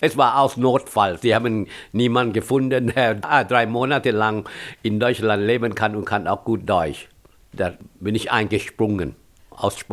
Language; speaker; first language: German; non-native, fluent; Thai